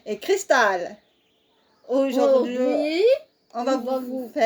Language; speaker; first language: French; native; French